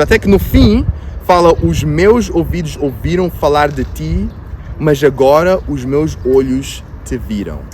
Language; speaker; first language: Portuguese; non-native, fluent; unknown